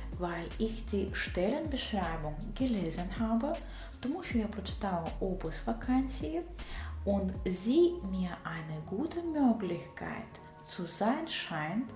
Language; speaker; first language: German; non-native, fluent; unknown